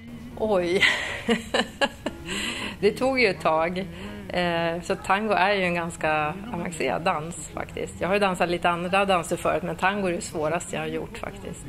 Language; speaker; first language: Swedish; native; Swedish